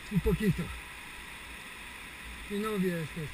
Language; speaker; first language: Spanish; non-native, learner; French